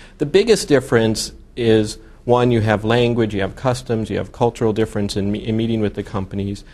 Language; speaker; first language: English; native; English